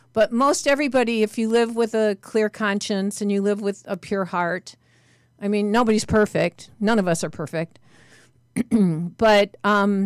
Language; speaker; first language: English; native; English